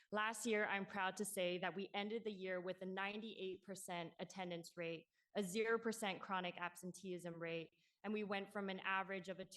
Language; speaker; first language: English; non-native, local second language; Cantonese